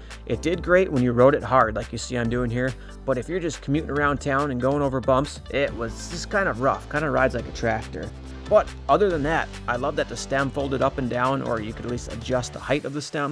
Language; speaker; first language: English; native; English